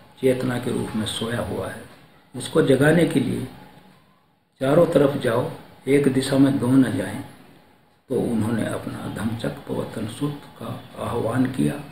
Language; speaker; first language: Hindi; native; Hindi